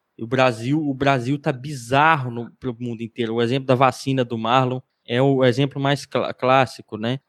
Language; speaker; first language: Portuguese; native; Portuguese